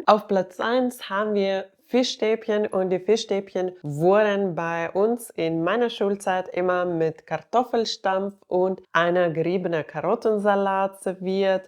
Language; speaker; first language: German; non-native, fluent; Finnish